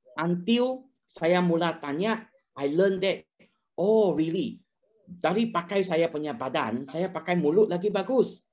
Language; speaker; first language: Malay; non-native, local second language; Chinese